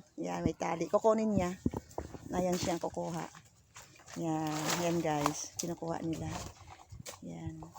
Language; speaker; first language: Filipino; non-native, local second language; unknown